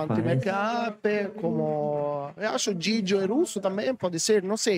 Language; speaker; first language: Portuguese; non-native, learner; Italian